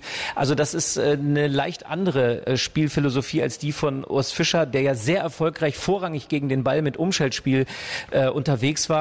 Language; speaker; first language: German; native; German